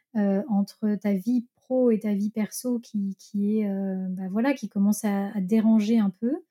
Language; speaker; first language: French; native; French